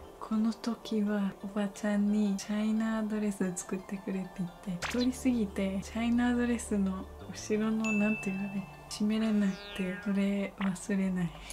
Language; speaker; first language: Japanese; non-native, fluent; Spanish